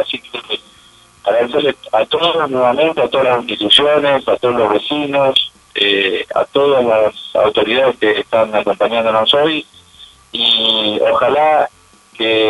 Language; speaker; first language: Spanish; native; Spanish